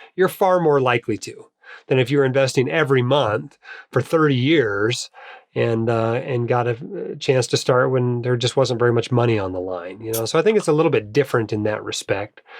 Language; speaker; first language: English; native; English